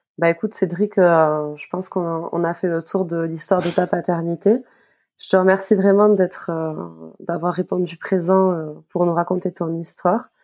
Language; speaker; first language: French; native; French